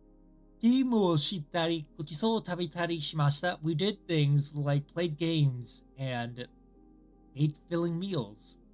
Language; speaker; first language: Japanese; non-native, learner; English